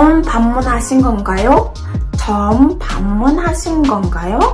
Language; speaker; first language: Korean; non-native, learner; Mongolian